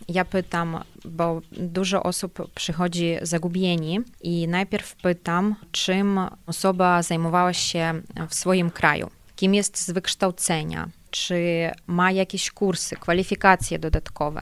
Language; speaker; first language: Polish; non-native, fluent; Ukrainian